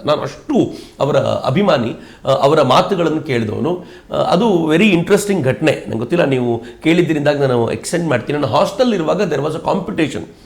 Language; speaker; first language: Kannada; native; Kannada